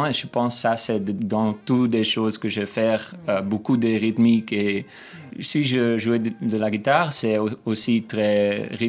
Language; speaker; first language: French; non-native, learner; Dutch